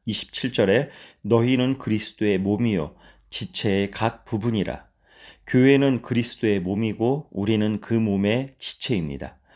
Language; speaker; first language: Korean; native; Korean